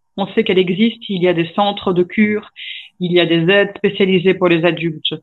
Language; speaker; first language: French; native; French